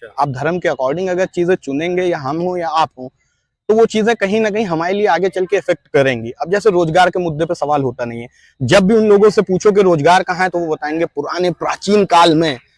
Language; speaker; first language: Hindi; native; Hindi